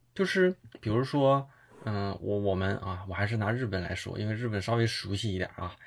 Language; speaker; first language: Chinese; native; Chinese